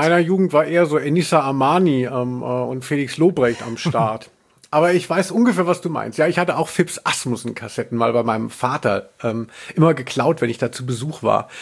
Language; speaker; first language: German; native; German